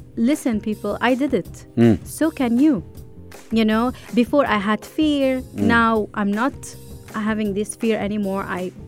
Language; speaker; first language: English; early bilingual, other home language; Romanian